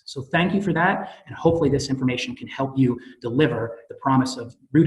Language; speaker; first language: English; native; English